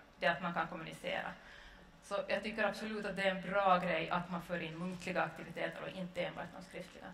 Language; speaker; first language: Swedish; native; Swedish